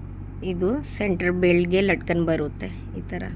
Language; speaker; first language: Kannada; non-native, local second language; Urdu